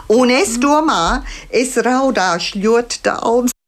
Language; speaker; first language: Latvian; early bilingual, heritage; Latvian